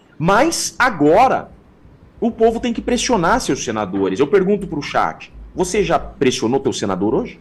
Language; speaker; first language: Portuguese; native; Portuguese